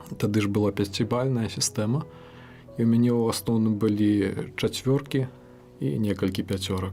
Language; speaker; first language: Belarusian; native; Belarusian